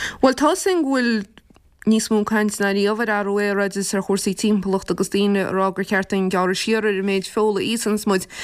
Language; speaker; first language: Irish; native; Irish